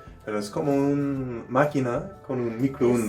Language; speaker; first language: Spanish; non-native, learner; English